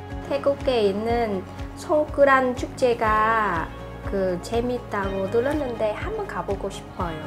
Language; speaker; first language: Korean; non-native, fluent; Vietnamese